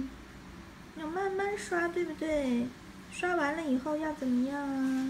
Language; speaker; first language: Chinese; native; Chinese